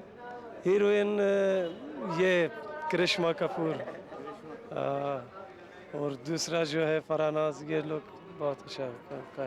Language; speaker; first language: Hindi; non-native, learner; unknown